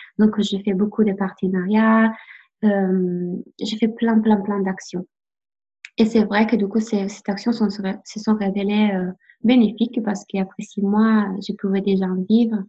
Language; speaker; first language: French; non-native, fluent; Italian